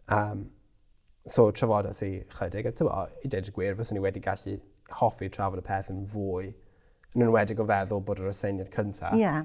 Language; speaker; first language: Welsh; native; Welsh